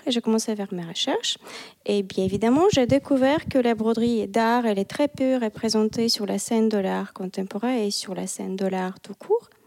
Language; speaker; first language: French; non-native, fluent; Russian